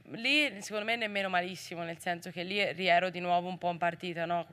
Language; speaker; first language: Italian; native; Italian